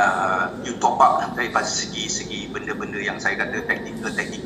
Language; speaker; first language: Indonesian; non-native, local second language; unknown